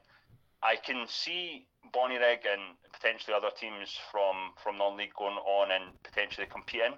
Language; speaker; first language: English; native; English